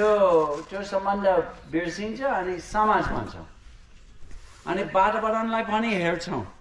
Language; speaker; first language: Nepali; non-native, fluent; English